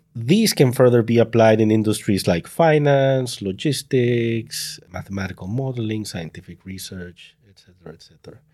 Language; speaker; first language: English; non-native, fluent; Spanish